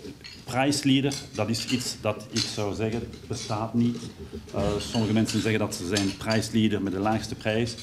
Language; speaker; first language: Dutch; non-native, local second language; French